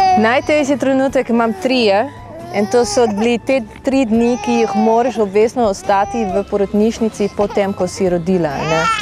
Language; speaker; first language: Slovenian; non-native, fluent; Dutch